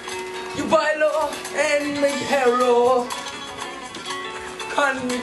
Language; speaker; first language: Spanish; non-native, learner; English